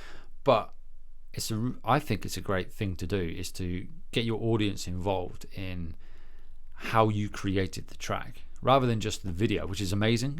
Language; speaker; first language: English; native; English